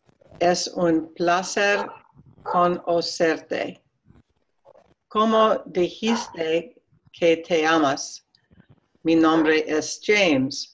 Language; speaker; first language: Spanish; non-native, learner; English